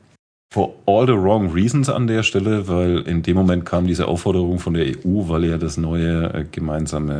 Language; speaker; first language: German; native; German